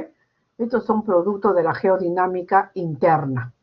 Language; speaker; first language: Spanish; native; Spanish